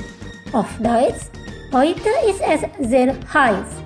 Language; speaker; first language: German; non-native, learner; Indonesian